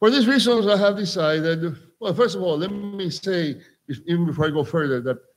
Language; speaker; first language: English; non-native, fluent; Spanish